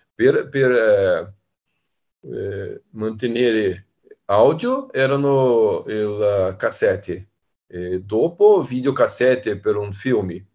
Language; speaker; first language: Italian; non-native, learner; Portuguese